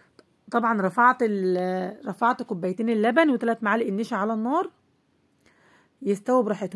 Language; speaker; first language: Arabic; native; Arabic